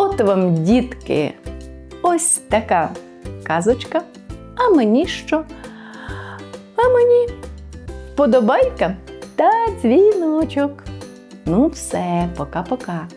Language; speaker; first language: Ukrainian; native; Ukrainian